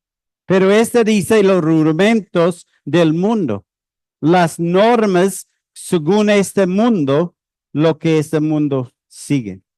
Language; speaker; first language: Spanish; non-native, fluent; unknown